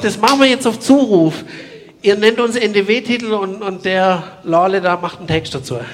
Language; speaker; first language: German; native; German